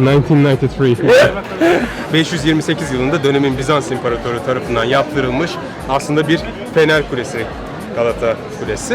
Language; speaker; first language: Turkish; native; Turkish